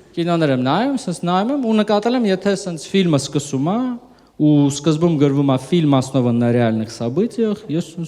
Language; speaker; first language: Armenian; early bilingual, heritage; Armenian